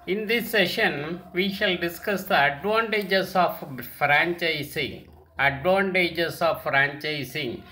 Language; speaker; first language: English; non-native, local second language; Tamil